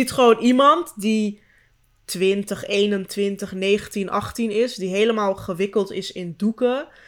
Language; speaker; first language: Dutch; early bilingual, other home language; Turkish